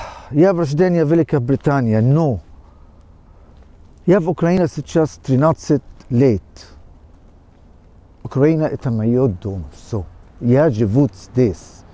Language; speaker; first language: Russian; non-native, learner; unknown